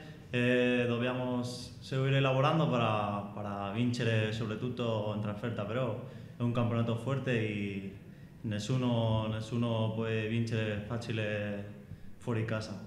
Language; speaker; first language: Italian; non-native, fluent; Spanish